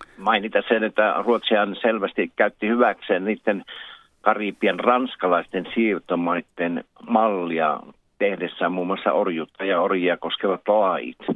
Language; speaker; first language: Finnish; native; Finnish